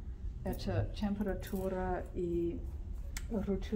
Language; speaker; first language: Russian; non-native, learner; English